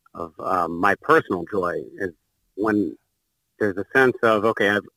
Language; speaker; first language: English; native; English